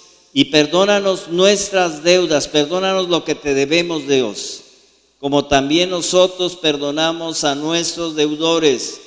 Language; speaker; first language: Spanish; native; Spanish